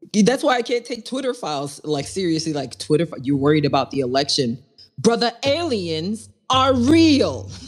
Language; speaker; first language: English; native; English